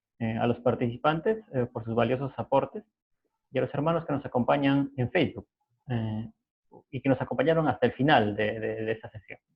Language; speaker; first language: Spanish; native; Spanish